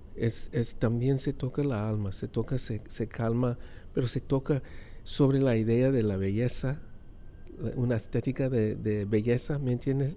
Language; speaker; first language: Spanish; non-native, fluent; English